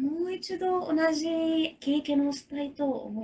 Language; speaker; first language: Japanese; non-native, learner; Arabic